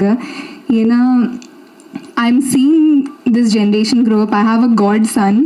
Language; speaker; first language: Tamil; non-native, learner; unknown